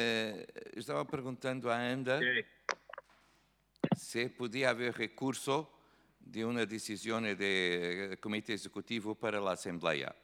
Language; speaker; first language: Spanish; non-native, learner; Portuguese